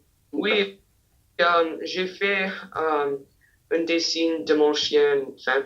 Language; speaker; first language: French; non-native, learner; English